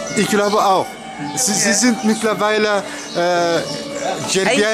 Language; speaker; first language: German; non-native, fluent; Arabic